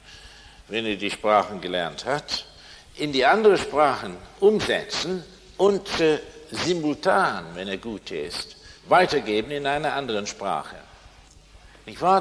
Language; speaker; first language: German; non-native, fluent; English